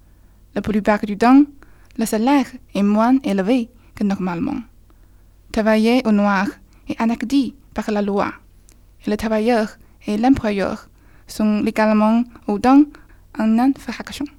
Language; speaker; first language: French; non-native, learner; Chinese